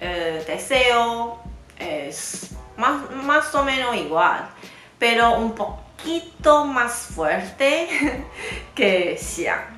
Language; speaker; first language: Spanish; non-native, fluent; Chinese